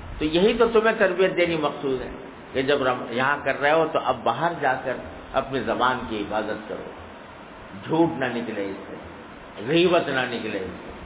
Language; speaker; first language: Urdu; native; Urdu